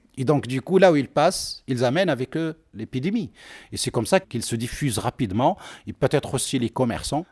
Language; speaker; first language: French; non-native, local second language; Arabic